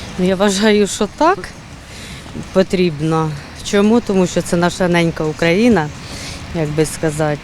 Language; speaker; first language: Ukrainian; non-native, local second language; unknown